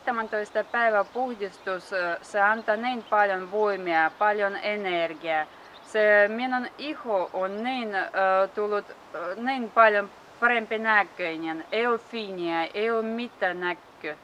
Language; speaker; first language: Finnish; non-native, learner; Russian